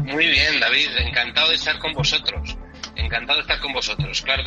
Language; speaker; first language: Spanish; native; Spanish